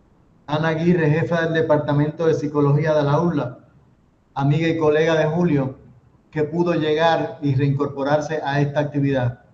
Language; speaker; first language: Spanish; native; Spanish